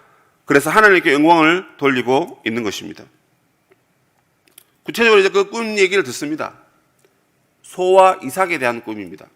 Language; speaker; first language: Korean; native; Korean